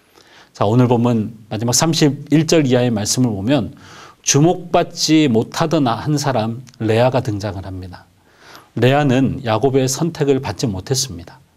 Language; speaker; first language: Korean; native; Korean